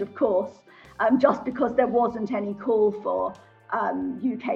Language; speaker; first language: English; native; English